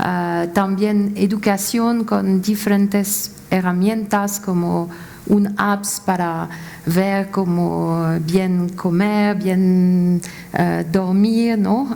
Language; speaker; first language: Spanish; non-native, fluent; French